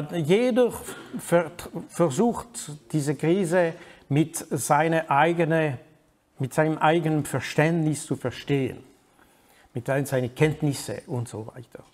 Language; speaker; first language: German; non-native, fluent; French